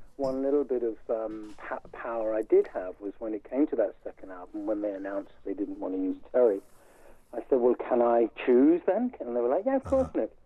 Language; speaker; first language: English; native; English